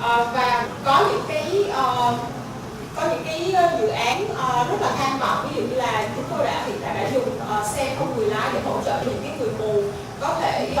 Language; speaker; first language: Vietnamese; native; Vietnamese